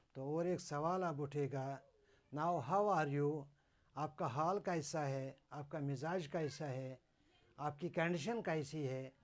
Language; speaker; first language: Urdu; non-native, local second language; Kashmiri